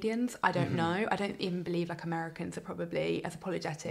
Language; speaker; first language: English; native; English